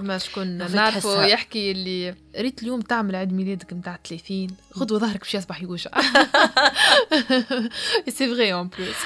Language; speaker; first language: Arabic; native; Arabic